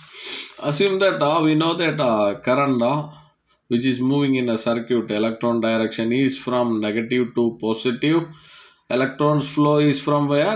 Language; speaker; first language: English; non-native, local second language; Tamil